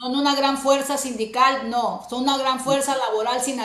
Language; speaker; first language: Spanish; native; Spanish